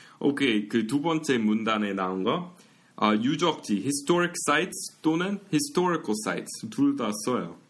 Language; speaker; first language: Korean; non-native, fluent; English